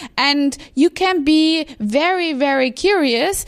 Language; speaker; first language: English; non-native, fluent; German